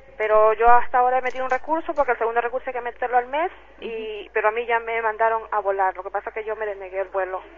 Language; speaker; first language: Spanish; native; Spanish